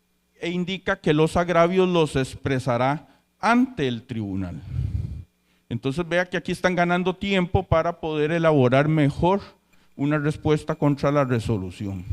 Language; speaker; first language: Spanish; native; Spanish